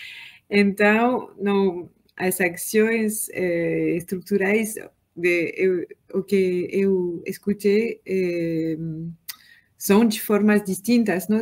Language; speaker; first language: Portuguese; non-native, learner; French